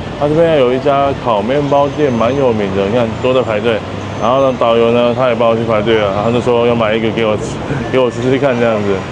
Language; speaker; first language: Chinese; native; Chinese